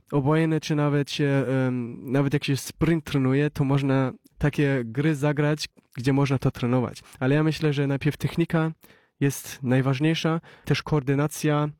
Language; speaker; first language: Polish; early bilingual, heritage; Polish